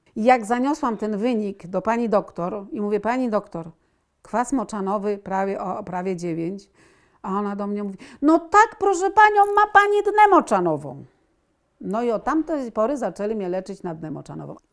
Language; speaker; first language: Polish; native; Polish